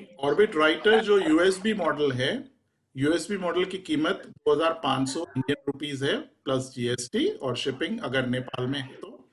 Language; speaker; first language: Hindi; native; Hindi